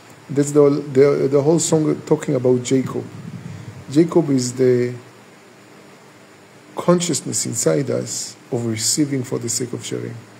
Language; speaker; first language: English; non-native, fluent; Hebrew